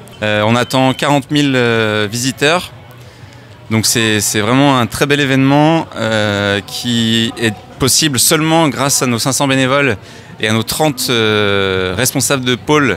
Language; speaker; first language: French; native; French